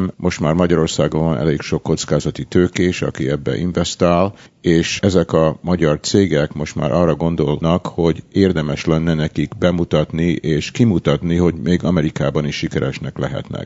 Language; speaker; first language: Hungarian; early bilingual, heritage; Hungarian